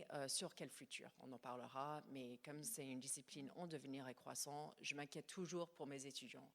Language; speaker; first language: French; non-native, fluent; English